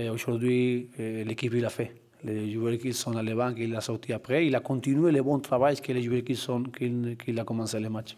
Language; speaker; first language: French; non-native, learner; Spanish